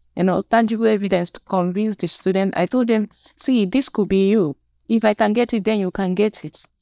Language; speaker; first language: English; non-native, local second language; Igbo